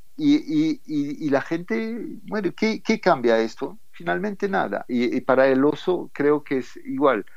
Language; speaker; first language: Spanish; non-native, fluent; French